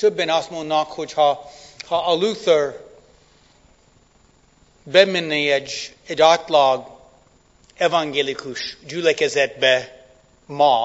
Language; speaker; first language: Hungarian; non-native, fluent; English